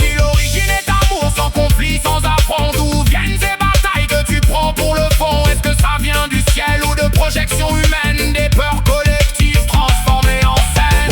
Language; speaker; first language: French; native; French